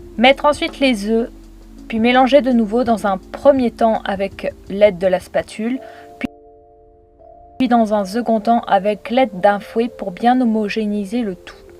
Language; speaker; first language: French; native; French